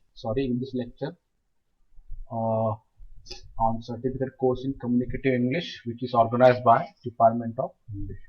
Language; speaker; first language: English; non-native, local second language; Marathi